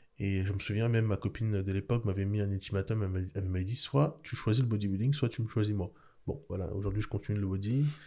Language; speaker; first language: French; early bilingual, other home language; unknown